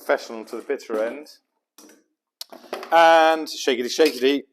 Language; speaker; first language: English; native; English